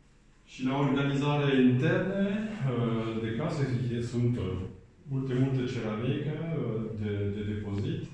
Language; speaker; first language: Romanian; non-native, learner; French